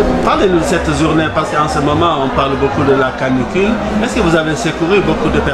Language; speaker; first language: French; native; French